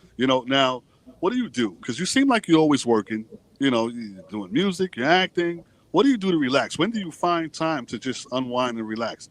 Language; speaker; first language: English; native; English